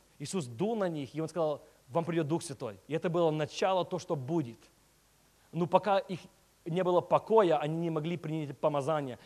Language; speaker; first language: Russian; early bilingual, heritage; Russian